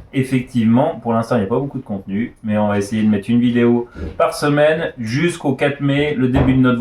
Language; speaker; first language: French; native; French